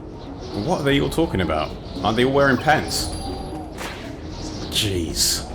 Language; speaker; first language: English; native; English